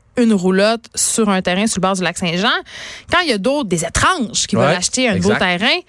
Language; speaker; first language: French; native; French